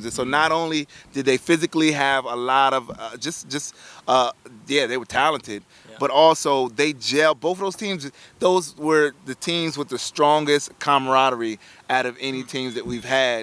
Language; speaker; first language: English; native; English